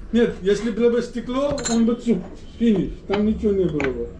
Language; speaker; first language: Russian; non-native, learner; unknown